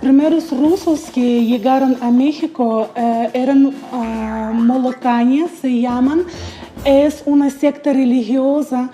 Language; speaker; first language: Spanish; non-native, fluent; Russian